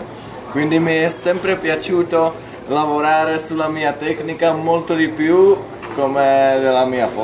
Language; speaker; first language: Italian; non-native, fluent; Czech